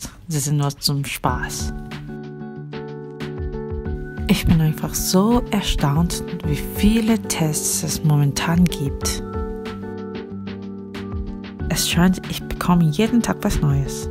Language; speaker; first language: German; non-native, fluent; Korean